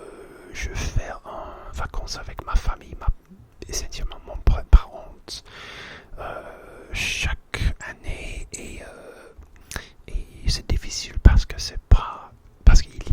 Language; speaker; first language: French; non-native, learner; English